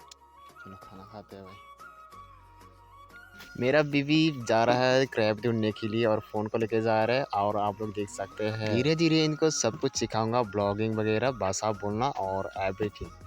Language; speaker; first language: Hindi; non-native, local second language; Chakma